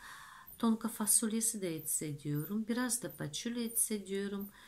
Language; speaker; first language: Turkish; non-native, fluent; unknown